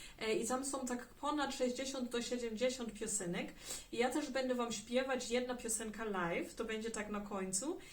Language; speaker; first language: Polish; early bilingual, heritage; German